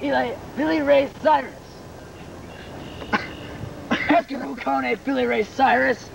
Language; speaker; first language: French; non-native, learner; English